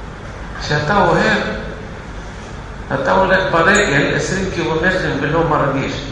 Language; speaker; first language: Hebrew; non-native, fluent; Russian